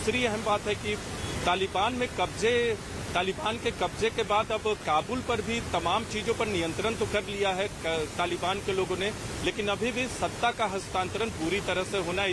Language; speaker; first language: Hindi; native; Hindi